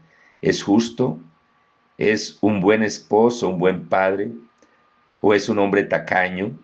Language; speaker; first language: Spanish; native; Spanish